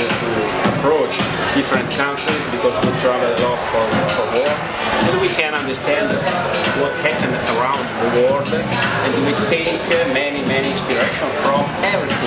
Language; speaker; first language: English; non-native, fluent; Italian